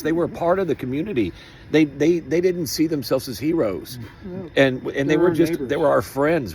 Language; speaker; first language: English; native; English